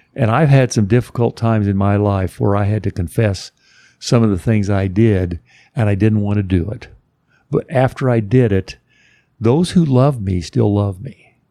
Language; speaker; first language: English; native; English